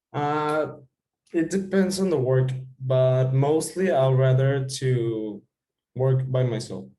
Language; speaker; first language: English; non-native, fluent; Spanish